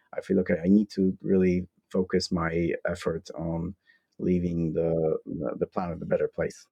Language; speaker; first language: English; non-native, fluent; Polish